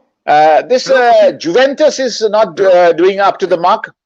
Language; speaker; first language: English; non-native, local second language; Bangla